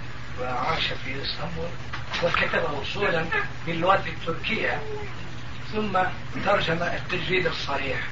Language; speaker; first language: Arabic; non-native, fluent; Turkish